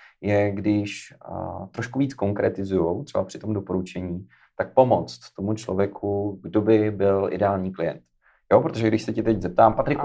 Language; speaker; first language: Czech; native; Czech